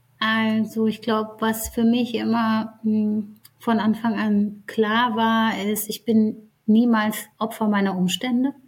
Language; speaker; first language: German; early bilingual, other home language; Turkish